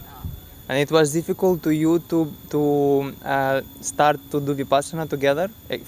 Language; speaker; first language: English; non-native, learner; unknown